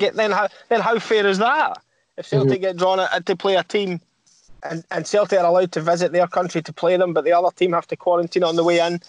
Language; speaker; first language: English; native; English